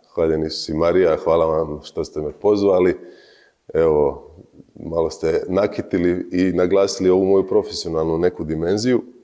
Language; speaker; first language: Croatian; native; Croatian